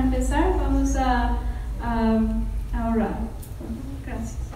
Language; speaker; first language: Spanish; non-native, learner; English